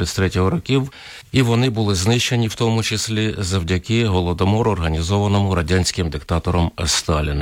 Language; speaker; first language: Ukrainian; native; Ukrainian